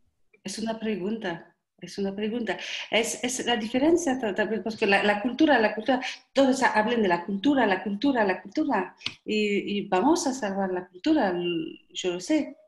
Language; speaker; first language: Spanish; non-native, learner; French